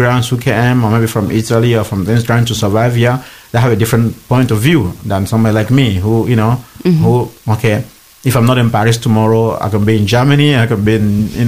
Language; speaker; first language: English; non-native, local second language; Igbo